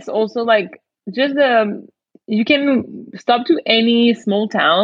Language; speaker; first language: English; non-native, fluent; French